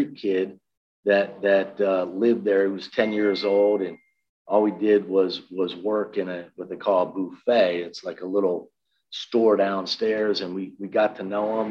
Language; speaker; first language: English; native; English